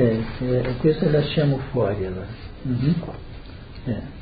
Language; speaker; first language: Italian; early bilingual, heritage; Portuguese